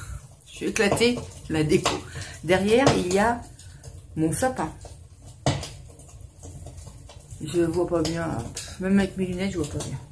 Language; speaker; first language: French; native; French